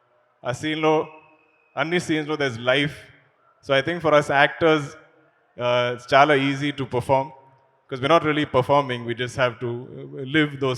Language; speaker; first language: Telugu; non-native, learner; Malayalam